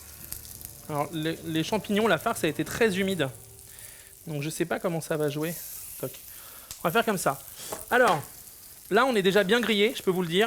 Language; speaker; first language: French; native; French